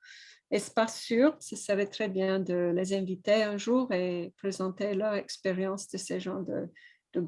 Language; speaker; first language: French; non-native, fluent; English